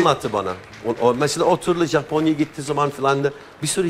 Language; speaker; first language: Turkish; non-native, fluent; English